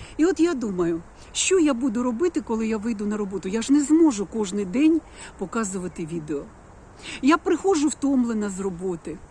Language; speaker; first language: Ukrainian; non-native, local second language; Russian